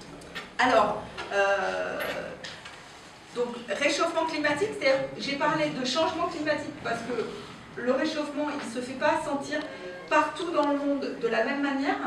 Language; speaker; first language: French; native; French